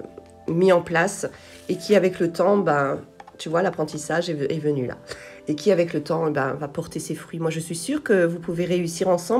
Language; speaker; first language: French; native; French